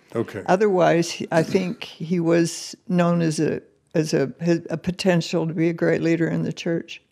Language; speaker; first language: English; native; English